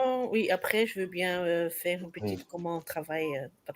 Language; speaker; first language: French; non-native, learner; Dutch